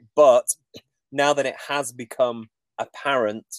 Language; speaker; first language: English; native; English